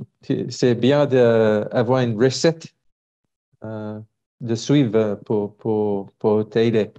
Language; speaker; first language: French; non-native, learner; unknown